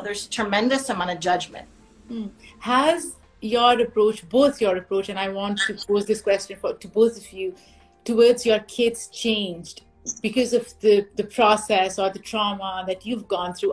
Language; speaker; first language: English; non-native, local second language; Urdu